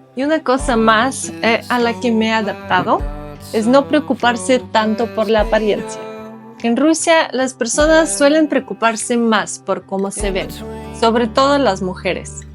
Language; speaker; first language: Spanish; non-native, fluent; Russian